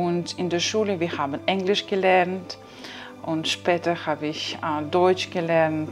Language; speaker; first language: German; non-native, learner; Kazakh